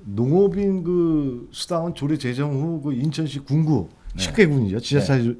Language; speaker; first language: Korean; native; Korean